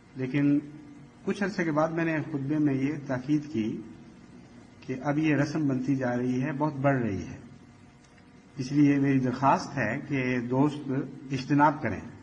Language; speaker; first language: Hindi; native; Hindi